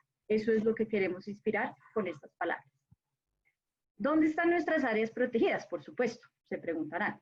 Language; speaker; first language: Spanish; native; Spanish